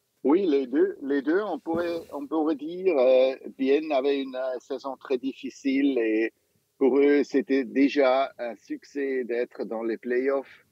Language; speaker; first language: French; non-native, local second language; German